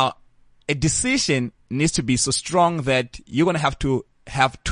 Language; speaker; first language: English; non-native, local second language; Northern Sotho